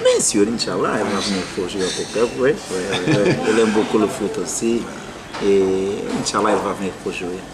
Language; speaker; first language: French; non-native, fluent; Portuguese